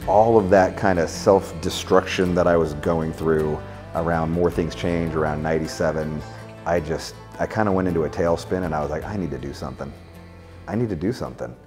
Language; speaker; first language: English; native; English